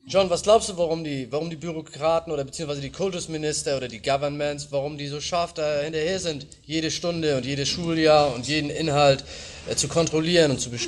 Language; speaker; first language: German; native; German